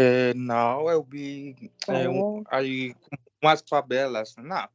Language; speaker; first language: Portuguese; non-native, learner; Spanish